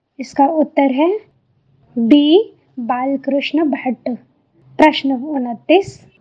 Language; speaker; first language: Hindi; native; Hindi